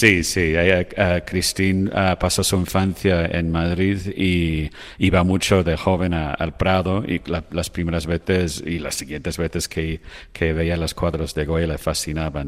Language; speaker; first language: Spanish; non-native, fluent; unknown